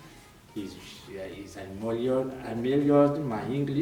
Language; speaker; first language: English; non-native, learner; French